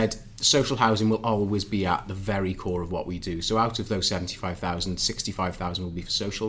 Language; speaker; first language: English; native; English